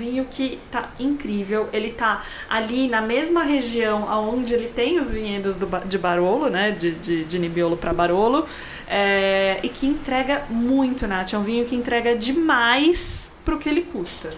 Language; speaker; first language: Portuguese; native; Portuguese